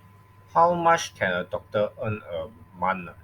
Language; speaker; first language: English; non-native, local second language; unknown